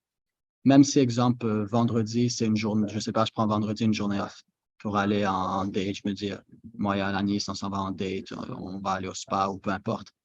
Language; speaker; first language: French; native; French